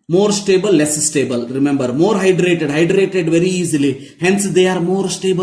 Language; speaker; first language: English; non-native, local second language; Kannada